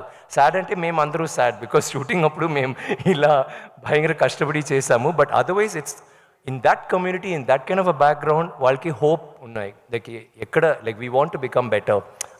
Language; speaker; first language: Telugu; non-native, learner; Tamil